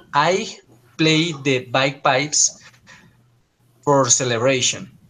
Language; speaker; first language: English; non-native, learner; Spanish